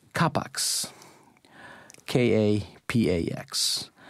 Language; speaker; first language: English; non-native, fluent; Spanish